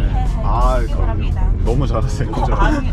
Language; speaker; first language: Korean; native; Korean